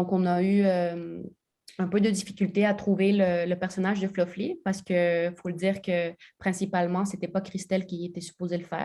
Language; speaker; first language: French; native; French